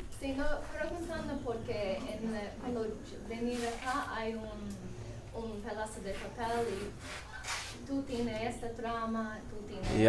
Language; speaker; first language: Spanish; non-native, learner; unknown